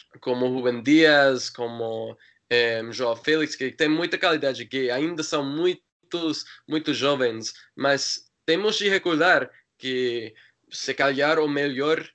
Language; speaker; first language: Portuguese; non-native, learner; English